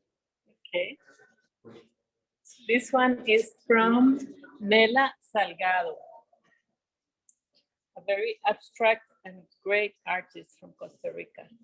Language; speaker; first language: English; non-native, fluent; Spanish